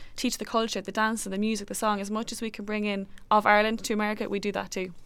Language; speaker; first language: English; native; English